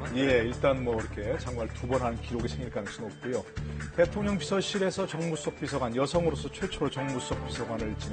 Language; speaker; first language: Korean; native; Korean